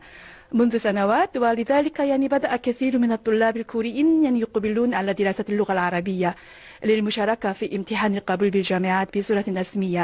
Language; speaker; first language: Arabic; non-native, fluent; Korean